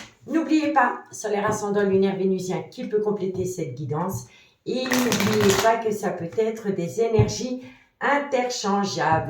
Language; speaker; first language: French; native; French